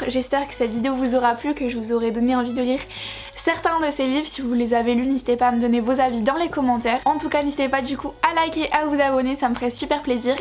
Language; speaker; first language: French; native; French